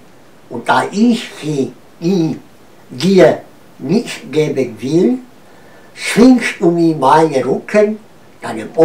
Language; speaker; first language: German; non-native, learner; Romanian